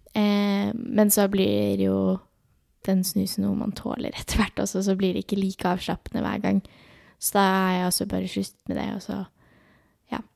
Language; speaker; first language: Norwegian; early bilingual, other home language; Urdu